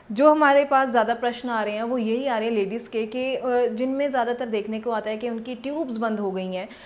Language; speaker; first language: Hindi; non-native, local second language; Punjabi